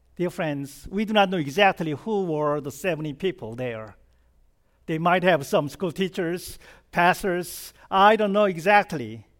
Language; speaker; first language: English; non-native, fluent; Korean